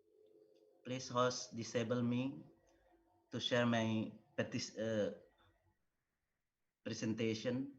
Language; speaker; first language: English; non-native, learner; Indonesian